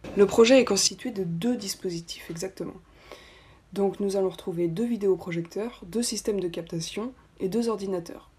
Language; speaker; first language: French; native; French